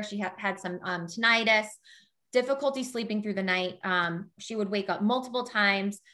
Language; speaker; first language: English; native; English